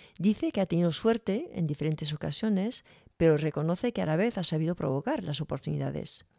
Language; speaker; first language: Spanish; non-native, fluent; French